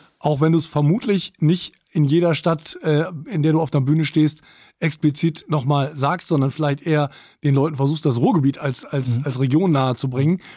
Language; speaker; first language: German; native; German